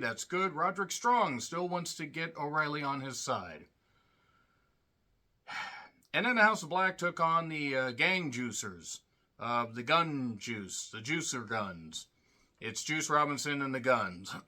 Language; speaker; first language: English; native; English